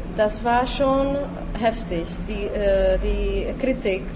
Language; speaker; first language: German; non-native, fluent; Czech